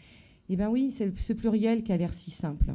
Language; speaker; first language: French; native; French